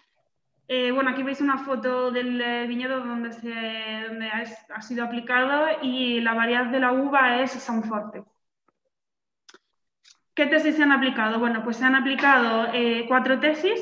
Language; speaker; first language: Spanish; native; Spanish